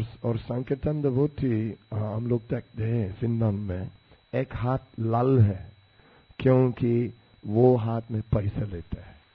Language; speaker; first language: Hindi; non-native, fluent; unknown